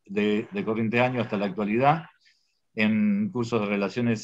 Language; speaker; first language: Spanish; native; Spanish